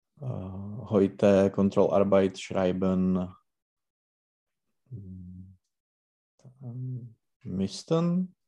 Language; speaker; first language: German; non-native, learner; Czech